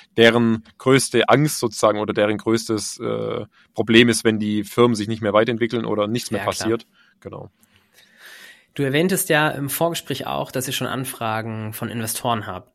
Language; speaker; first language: German; native; German